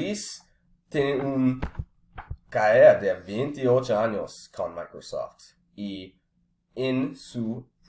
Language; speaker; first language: Spanish; non-native, learner; English